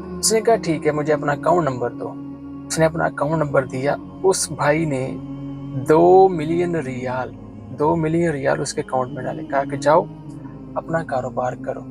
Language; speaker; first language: Urdu; non-native, local second language; Punjabi